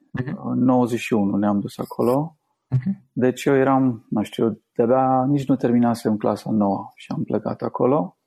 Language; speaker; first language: Romanian; native; Romanian